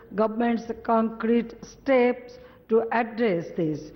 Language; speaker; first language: English; non-native, local second language; Bangla